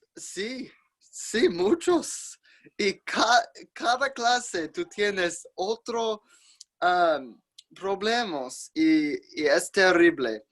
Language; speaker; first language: Spanish; non-native, learner; English